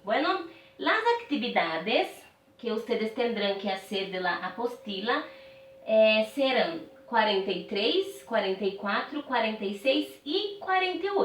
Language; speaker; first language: Spanish; non-native, fluent; Portuguese